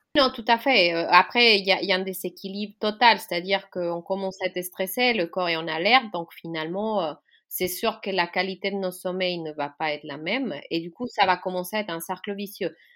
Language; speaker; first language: French; non-native, fluent; Spanish